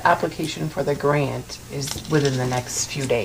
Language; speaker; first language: English; native; English